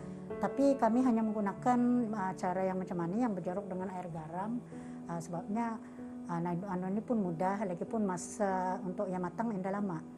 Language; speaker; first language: Malay; native; Malay